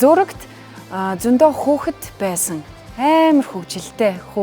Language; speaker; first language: Mongolian; non-native, learner; Russian